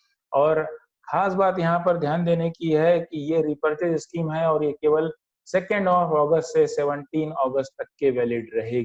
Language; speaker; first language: Hindi; native; Hindi